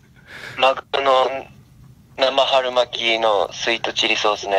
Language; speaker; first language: Japanese; native; Japanese